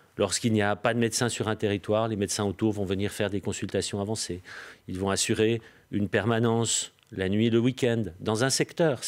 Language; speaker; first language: French; native; French